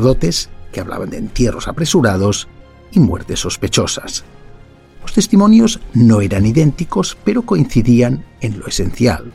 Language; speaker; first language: Spanish; native; Spanish